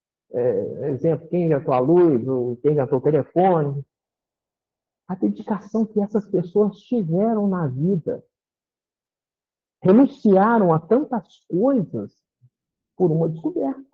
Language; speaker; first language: Portuguese; native; Portuguese